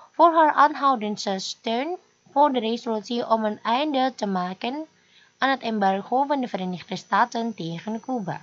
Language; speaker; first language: Dutch; non-native, fluent; Indonesian